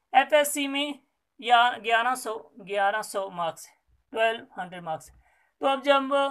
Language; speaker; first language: Urdu; non-native, local second language; Sindhi